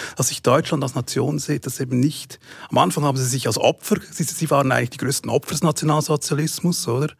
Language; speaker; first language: German; native; German